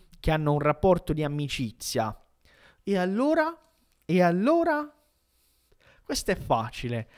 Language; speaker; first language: Italian; non-native, fluent; Portuguese